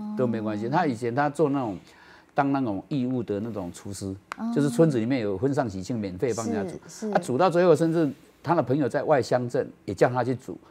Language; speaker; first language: Chinese; non-native, local second language; Min Nan Chinese